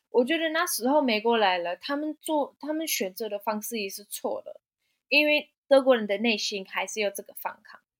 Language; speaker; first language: Chinese; non-native, fluent; German